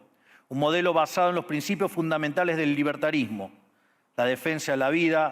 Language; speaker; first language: Spanish; native; Spanish